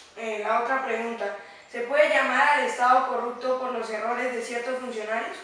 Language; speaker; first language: Spanish; native; Spanish